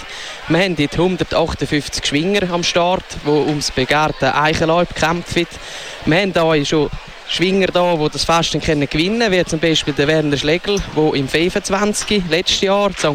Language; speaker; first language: German; native; German